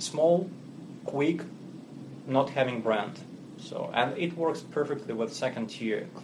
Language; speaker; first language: English; non-native, fluent; Russian